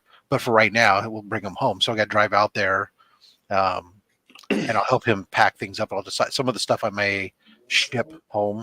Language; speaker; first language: English; native; English